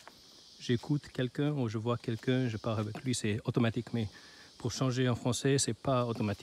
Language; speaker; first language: French; non-native, learner; Chinese